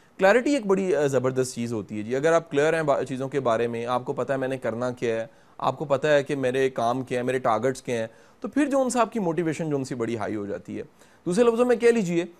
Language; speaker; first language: Urdu; non-native, local second language; Punjabi